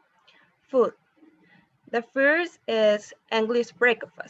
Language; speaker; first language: English; non-native, learner; Spanish